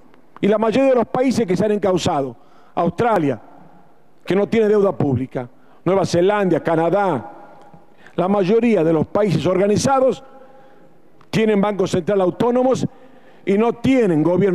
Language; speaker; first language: Spanish; native; Spanish